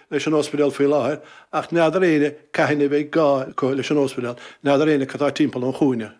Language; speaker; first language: Irish; native; Irish